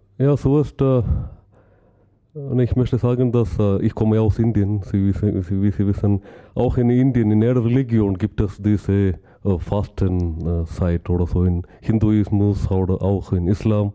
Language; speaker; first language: German; non-native, learner; Malayalam